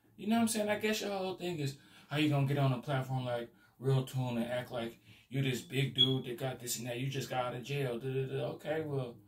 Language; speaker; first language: English; native; English